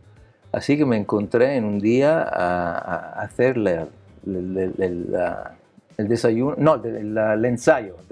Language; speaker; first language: Spanish; non-native, learner; Italian